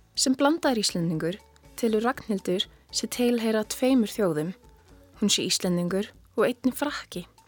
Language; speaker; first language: Icelandic; early bilingual, other home language; English